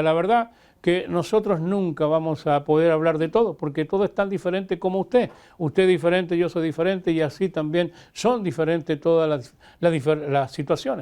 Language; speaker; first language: Spanish; native; Spanish